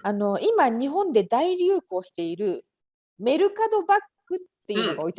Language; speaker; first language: Japanese; native; Japanese